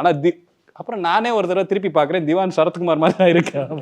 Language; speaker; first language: Tamil; native; Tamil